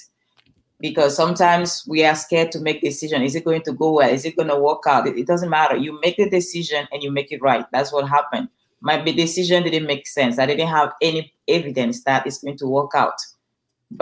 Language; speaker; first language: English; non-native, local second language; French